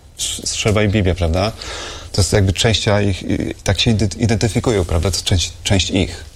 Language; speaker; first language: Polish; native; Polish